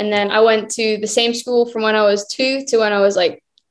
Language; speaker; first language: English; native; English